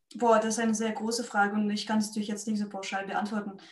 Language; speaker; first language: German; non-native, fluent; Russian